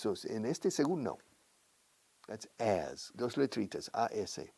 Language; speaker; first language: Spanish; non-native, fluent; English